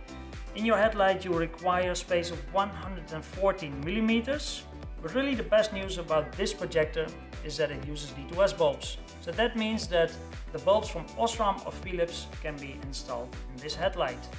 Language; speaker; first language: English; non-native, fluent; Dutch